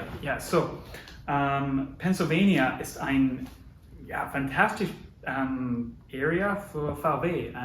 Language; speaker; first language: German; non-native, learner; English